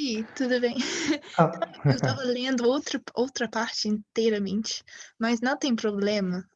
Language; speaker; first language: Portuguese; non-native, fluent; English